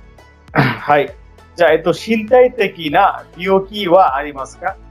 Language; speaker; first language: Japanese; non-native, fluent; Bangla